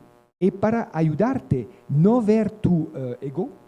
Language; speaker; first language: Spanish; non-native, learner; French